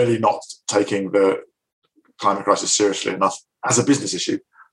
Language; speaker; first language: English; native; English